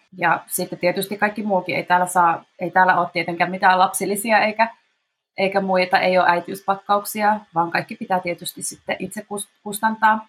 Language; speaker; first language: Finnish; native; Finnish